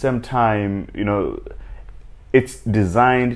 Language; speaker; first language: English; non-native, local second language; Nyanja